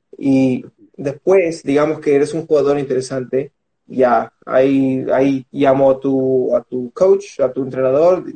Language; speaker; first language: Spanish; early bilingual, heritage; Spanish